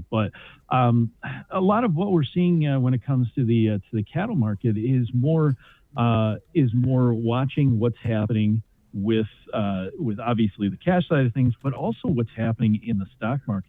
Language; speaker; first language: English; native; English